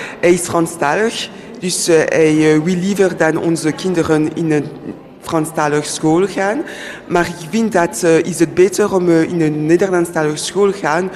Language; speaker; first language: Dutch; non-native, local second language; French